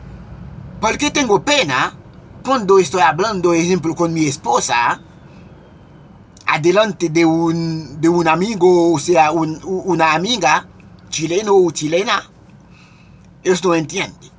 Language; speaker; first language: Spanish; non-native, local second language; Haitian Creole